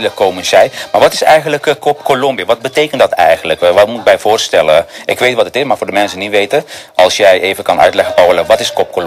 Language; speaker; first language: Dutch; non-native, fluent; Spanish